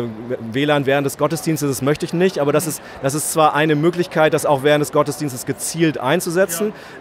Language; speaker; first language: German; native; German